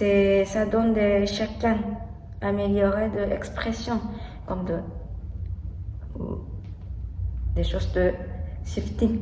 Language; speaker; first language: French; non-native, learner; Japanese